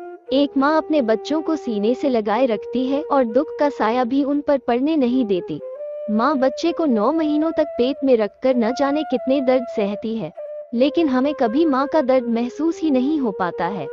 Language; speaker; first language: Hindi; native; Hindi